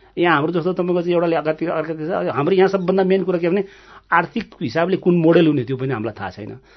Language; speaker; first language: Nepali; non-native, local second language; Gurung